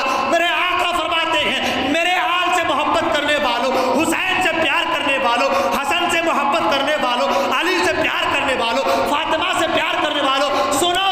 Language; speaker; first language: Urdu; native; Urdu